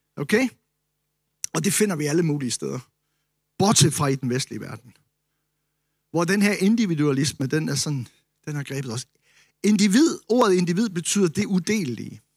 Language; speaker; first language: Danish; native; Danish